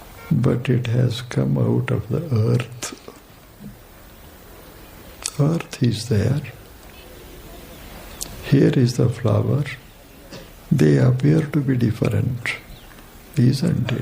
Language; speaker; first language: English; non-native, local second language; Kannada